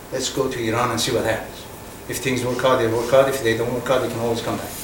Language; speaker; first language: English; non-native, fluent; Persian